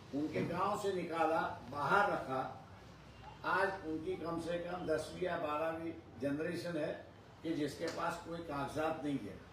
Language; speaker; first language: Hindi; non-native, local second language; Marathi